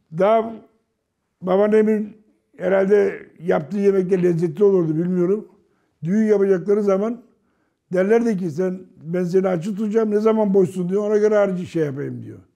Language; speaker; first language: Turkish; native; Turkish